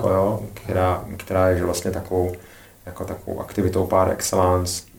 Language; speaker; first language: Czech; native; Czech